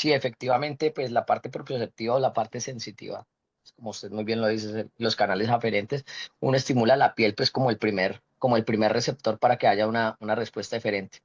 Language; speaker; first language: Spanish; native; Spanish